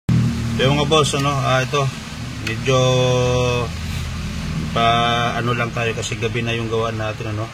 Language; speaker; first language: Filipino; native; Filipino